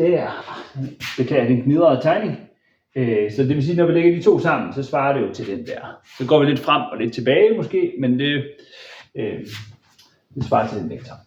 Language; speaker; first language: Danish; native; Danish